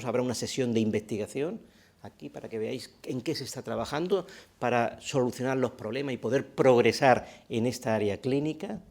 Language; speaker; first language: Spanish; native; Spanish